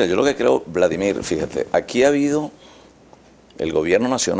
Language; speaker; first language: Spanish; native; Spanish